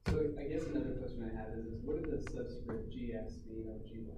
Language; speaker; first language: English; native; English